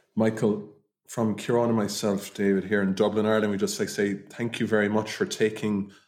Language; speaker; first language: English; native; English